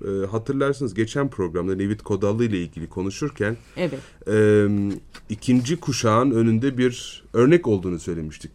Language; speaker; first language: Turkish; native; Turkish